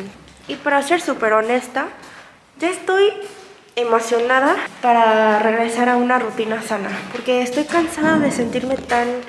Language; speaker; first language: Spanish; early bilingual, other home language; Korean